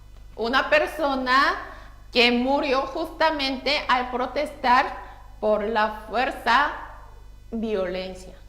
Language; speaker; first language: Spanish; non-native, fluent; Korean